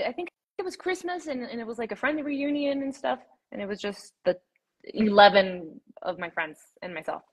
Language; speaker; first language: English; early bilingual, other home language; Spanish